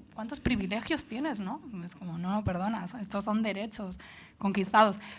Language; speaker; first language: Spanish; non-native, local second language; Catalan